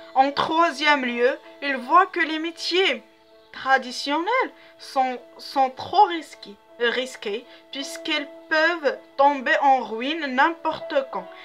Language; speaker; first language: French; non-native, local second language; Arabic